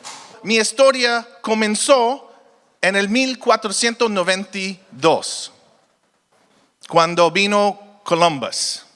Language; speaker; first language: Spanish; early bilingual, heritage; Spanish